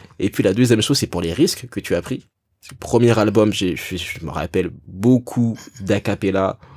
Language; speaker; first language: French; native; French